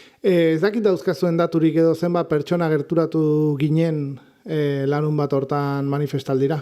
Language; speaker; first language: Basque; native; Basque